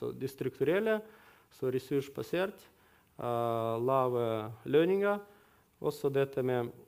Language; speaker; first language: Norwegian; non-native, fluent; Russian